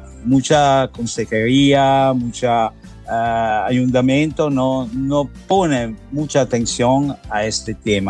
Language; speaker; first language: Spanish; non-native, learner; Italian